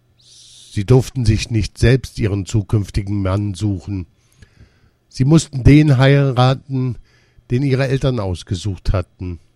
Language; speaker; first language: German; non-native, fluent; Persian